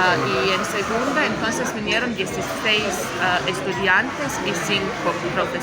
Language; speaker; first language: Spanish; non-native, fluent; Croatian